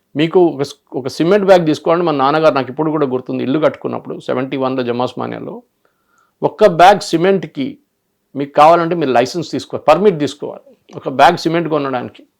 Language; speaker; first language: Telugu; early bilingual, other home language; Malayalam